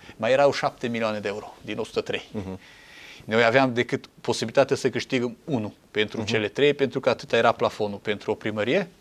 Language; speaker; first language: Romanian; non-native, local second language; Hungarian